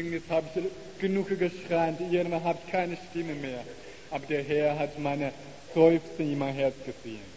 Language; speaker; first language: German; non-native, learner; Chinese